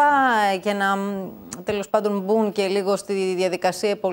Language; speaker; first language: Greek; native; Greek